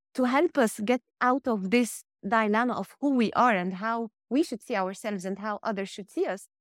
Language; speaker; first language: English; non-native, fluent; Arabic